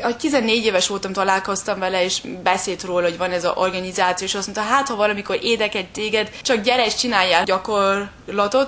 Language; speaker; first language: Hungarian; early bilingual, heritage; German